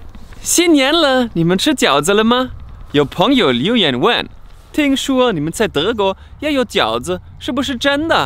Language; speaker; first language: Chinese; non-native, fluent; German